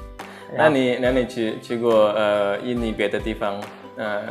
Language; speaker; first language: Chinese; non-native, fluent; Indonesian